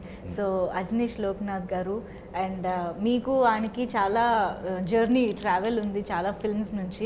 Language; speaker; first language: Telugu; native; Telugu